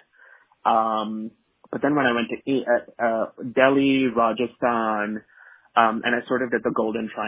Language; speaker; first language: English; non-native, local second language; Malayalam